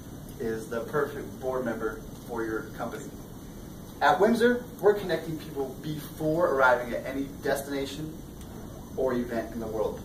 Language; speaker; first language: English; native; English